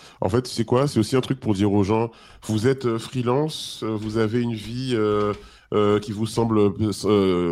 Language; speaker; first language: French; native; French